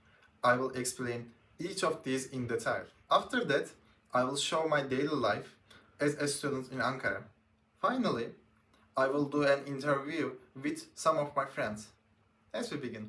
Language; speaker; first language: English; non-native, learner; Turkish